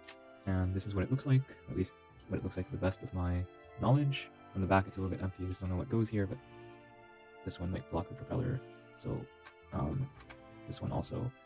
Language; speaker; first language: English; native; English